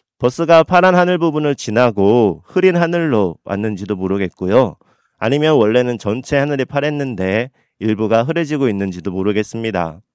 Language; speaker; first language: Korean; native; Korean